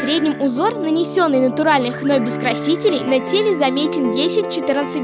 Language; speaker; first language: Russian; native; Russian